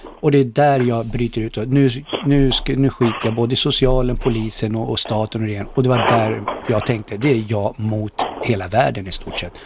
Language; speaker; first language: Swedish; early bilingual, other home language; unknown